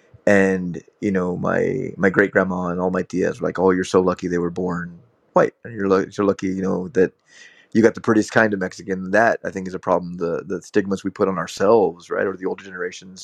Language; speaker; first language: English; native; English